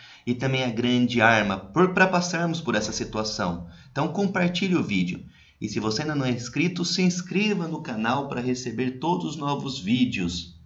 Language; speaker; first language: Portuguese; native; Portuguese